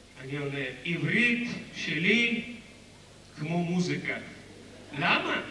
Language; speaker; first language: Hebrew; non-native, learner; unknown